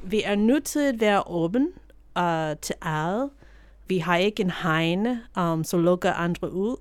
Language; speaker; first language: Danish; non-native, fluent; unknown